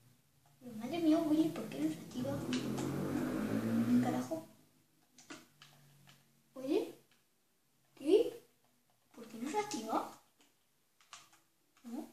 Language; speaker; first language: Spanish; native; Spanish